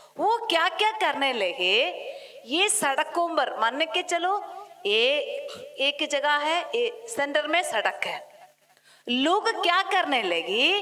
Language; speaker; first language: Hindi; non-native, local second language; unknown